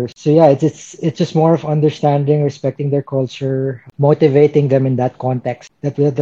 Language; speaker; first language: English; non-native, local second language; Filipino